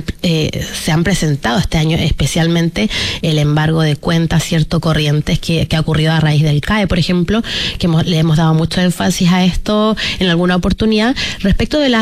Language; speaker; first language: Spanish; native; Spanish